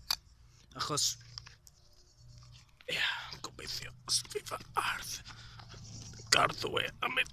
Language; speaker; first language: Welsh; non-native, learner; English